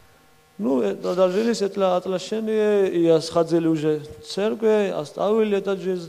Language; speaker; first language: Russian; non-native, learner; Georgian